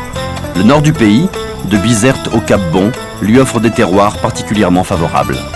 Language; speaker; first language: French; native; French